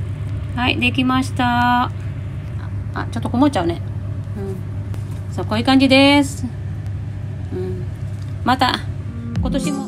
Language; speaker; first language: Japanese; non-native, fluent; Filipino